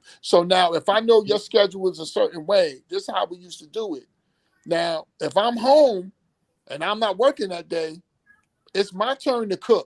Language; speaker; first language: English; native; English